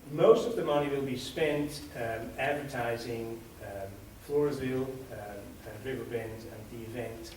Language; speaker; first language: English; non-native, fluent; Swiss German